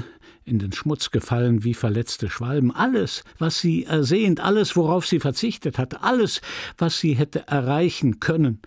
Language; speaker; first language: German; native; German